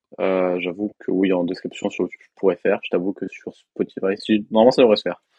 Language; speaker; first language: French; native; French